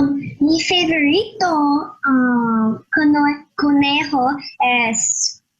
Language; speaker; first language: Spanish; non-native, learner; English